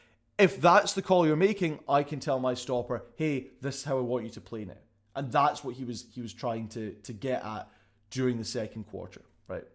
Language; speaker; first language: English; native; English